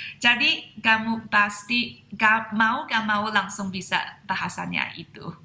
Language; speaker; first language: Indonesian; non-native, fluent; Chinese